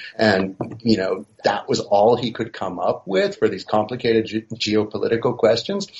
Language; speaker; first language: English; native; English